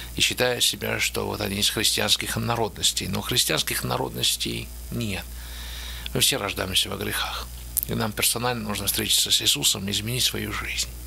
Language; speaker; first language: Russian; native; Russian